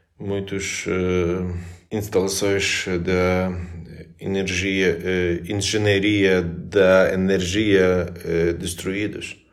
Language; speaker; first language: Portuguese; non-native, learner; Ukrainian